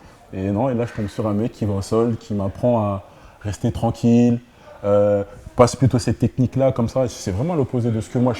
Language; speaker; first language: French; native; French